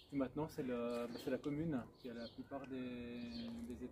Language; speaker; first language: French; native; French